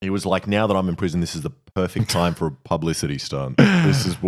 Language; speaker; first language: English; native; English